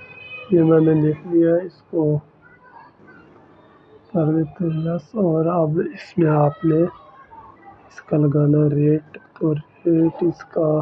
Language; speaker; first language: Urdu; non-native, local second language; Punjabi